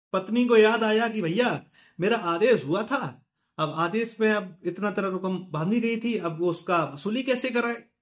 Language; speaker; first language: Hindi; native; Hindi